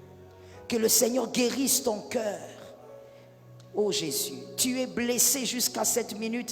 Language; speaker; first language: French; non-native, local second language; Lingala